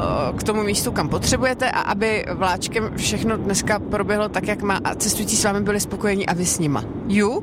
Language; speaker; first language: Czech; native; Czech